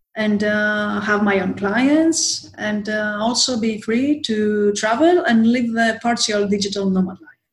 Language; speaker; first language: English; non-native, fluent; Greek